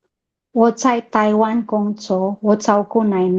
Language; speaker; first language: Chinese; non-native, learner; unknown